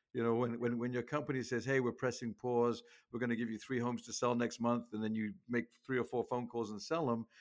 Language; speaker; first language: English; native; English